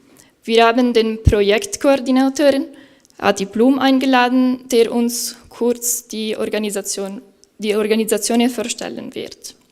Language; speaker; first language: German; non-native, fluent; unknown